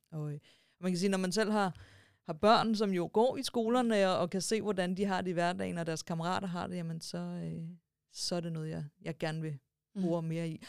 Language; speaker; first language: Danish; native; Danish